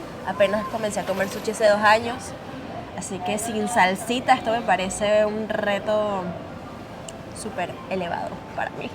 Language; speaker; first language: Spanish; native; Spanish